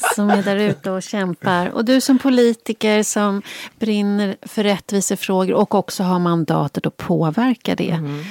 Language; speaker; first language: Swedish; native; Swedish